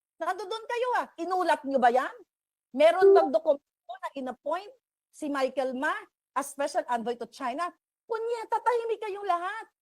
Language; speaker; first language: Filipino; native; Filipino